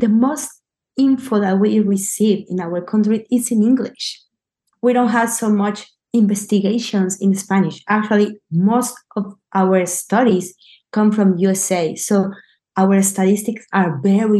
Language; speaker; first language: English; non-native, learner; Spanish